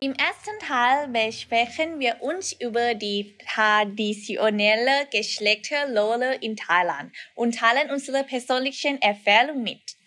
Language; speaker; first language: German; non-native, learner; Thai